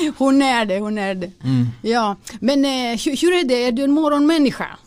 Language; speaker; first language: Swedish; non-native, fluent; Greek